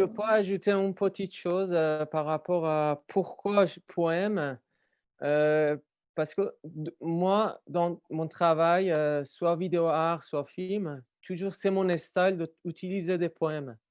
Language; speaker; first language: French; non-native, learner; Persian